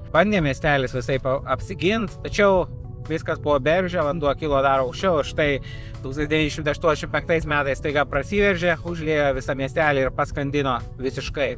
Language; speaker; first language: Lithuanian; native; Lithuanian